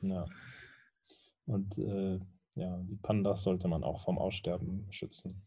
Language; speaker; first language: German; native; German